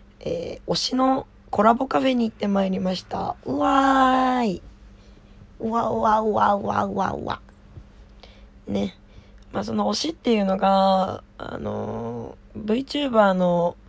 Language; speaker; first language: Japanese; native; Japanese